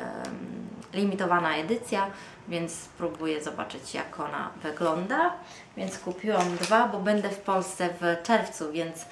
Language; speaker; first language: Polish; non-native, fluent; Italian